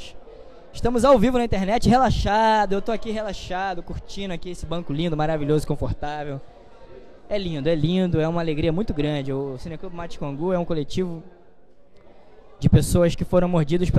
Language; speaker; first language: Portuguese; native; Portuguese